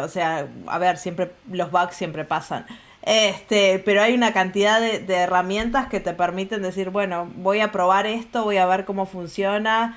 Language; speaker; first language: Spanish; native; Spanish